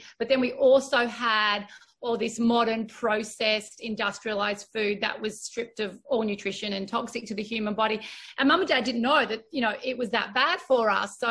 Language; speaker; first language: English; native; English